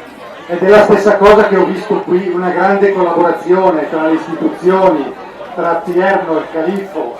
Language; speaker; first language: Italian; native; Italian